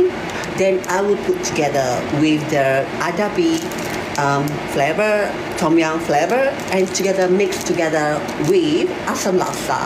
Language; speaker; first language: English; non-native, learner; Malay